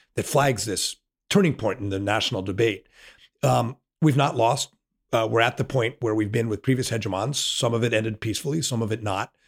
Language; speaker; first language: English; native; English